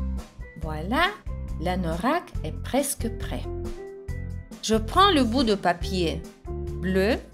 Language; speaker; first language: French; non-native, fluent; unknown